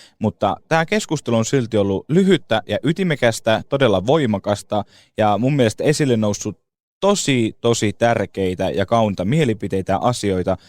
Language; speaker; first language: Finnish; native; Finnish